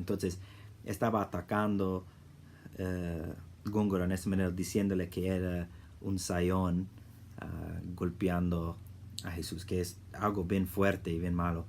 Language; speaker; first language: Spanish; non-native, fluent; English